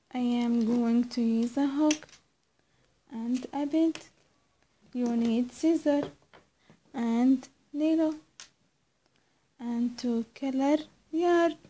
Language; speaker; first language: English; non-native, learner; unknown